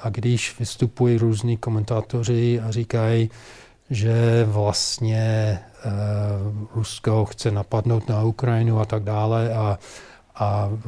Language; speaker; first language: Czech; non-native, fluent; English